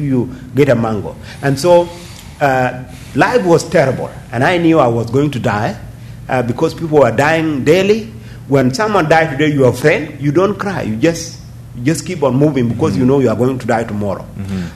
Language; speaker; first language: English; non-native, fluent; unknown